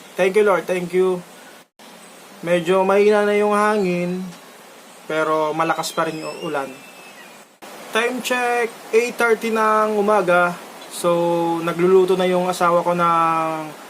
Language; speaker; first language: Filipino; non-native, local second language; Bikol